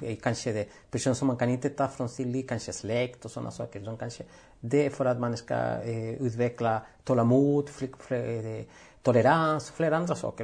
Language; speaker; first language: Swedish; non-native, fluent; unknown